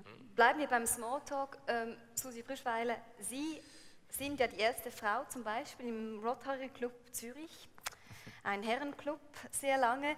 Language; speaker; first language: German; native; German